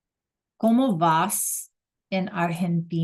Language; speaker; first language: Spanish; non-native, fluent; English